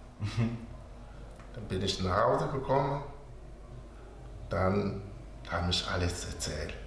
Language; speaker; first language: German; non-native, learner; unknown